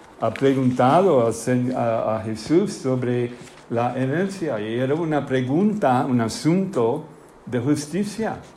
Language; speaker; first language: Spanish; non-native, fluent; English